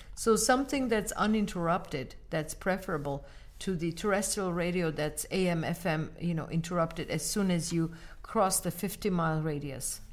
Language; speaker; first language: English; non-native, fluent; Armenian